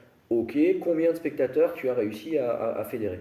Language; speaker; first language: French; native; French